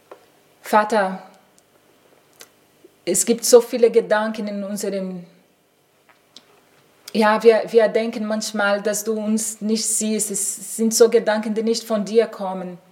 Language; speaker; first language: German; non-native, fluent; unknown